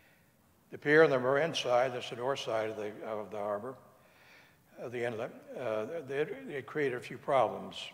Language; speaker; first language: English; native; English